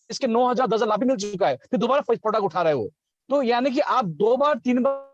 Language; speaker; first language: Hindi; non-native, local second language; Assamese